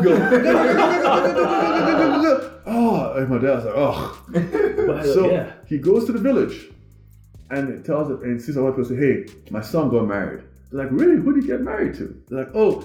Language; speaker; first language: English; non-native, local second language; Igbo